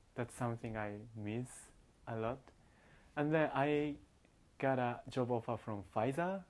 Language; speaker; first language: English; non-native, learner; Japanese